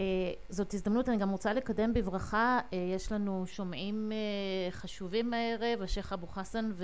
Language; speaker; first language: Hebrew; native; Hebrew